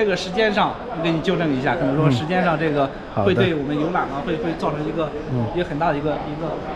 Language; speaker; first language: Chinese; native; Chinese